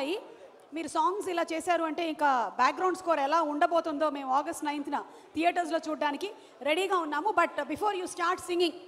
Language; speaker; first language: Telugu; native; Telugu